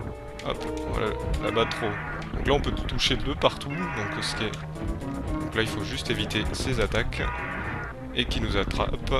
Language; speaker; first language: French; native; French